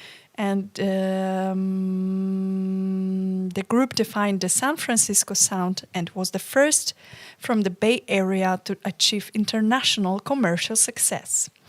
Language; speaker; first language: English; non-native, fluent; Polish